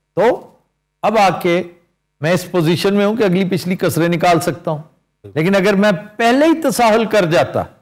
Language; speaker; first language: Urdu; native; Urdu